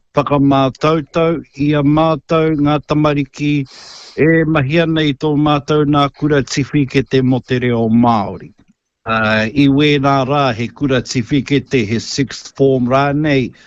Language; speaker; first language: Māori; native; Māori